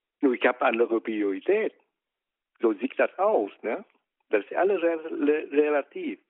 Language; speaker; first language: German; non-native, fluent; Vietnamese